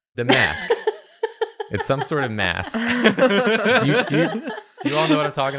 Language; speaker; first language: English; native; English